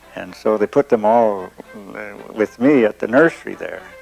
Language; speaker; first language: English; native; English